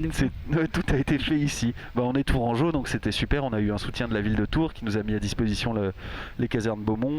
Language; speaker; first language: French; native; French